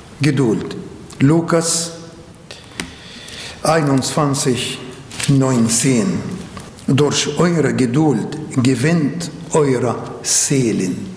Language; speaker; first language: German; non-native, learner; Arabic